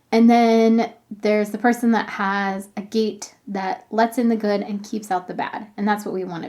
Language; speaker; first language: English; native; English